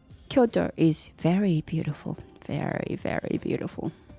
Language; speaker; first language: English; non-native, fluent; Japanese